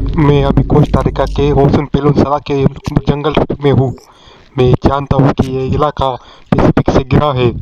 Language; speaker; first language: Hindi; non-native, local second language; Marathi